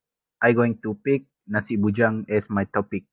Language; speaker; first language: English; non-native, local second language; Malay